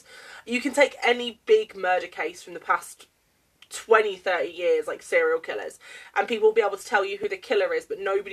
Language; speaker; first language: English; native; English